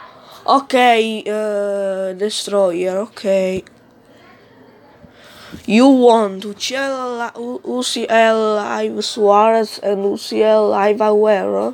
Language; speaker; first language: English; non-native, learner; Italian